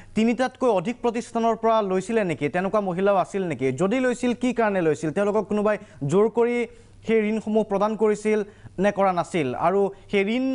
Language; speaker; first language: Assamese; native; Assamese